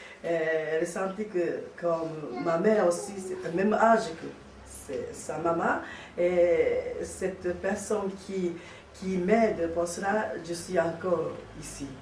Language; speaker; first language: French; non-native, learner; Japanese